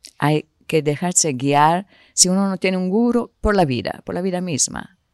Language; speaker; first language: Spanish; non-native, fluent; Italian